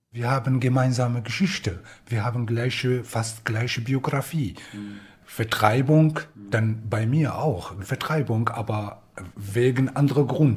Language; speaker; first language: German; non-native, learner; Kurdish